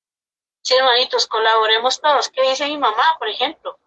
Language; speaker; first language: Spanish; native; Spanish